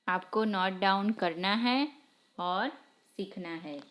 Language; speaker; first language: Hindi; non-native, local second language; Gujarati